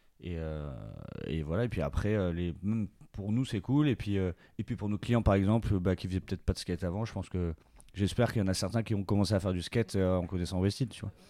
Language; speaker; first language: French; native; French